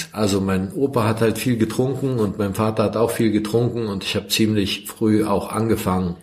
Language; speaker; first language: German; early bilingual, other home language; Croatian